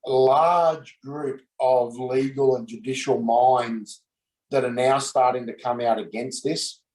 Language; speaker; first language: English; native; English